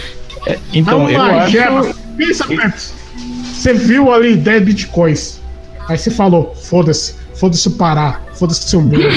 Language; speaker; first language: Portuguese; native; Portuguese